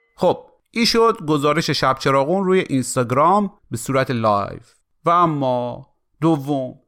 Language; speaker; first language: Persian; native; Persian